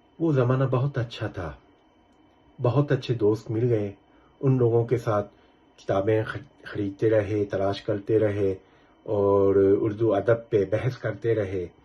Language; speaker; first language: Urdu; non-native, fluent; Japanese